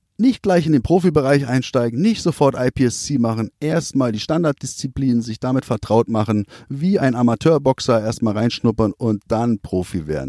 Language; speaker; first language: German; native; German